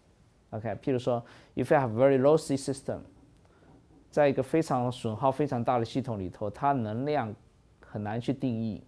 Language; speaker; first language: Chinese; native; Chinese